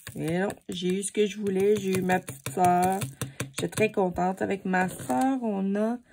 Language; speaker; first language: French; native; French